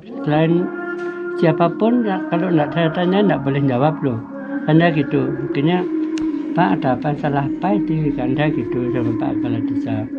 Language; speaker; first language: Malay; non-native, local second language; Javanese